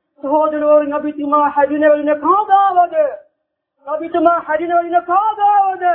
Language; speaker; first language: Sinhala; non-native, local second language; Tamil